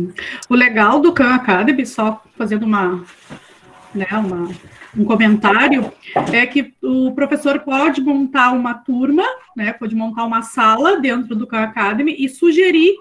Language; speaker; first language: Portuguese; native; Portuguese